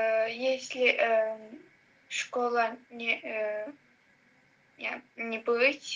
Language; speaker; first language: Russian; non-native, learner; Azerbaijani